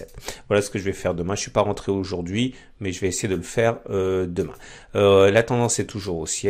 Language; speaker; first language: French; native; French